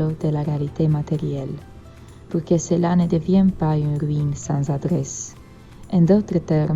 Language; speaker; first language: French; non-native, fluent; Romanian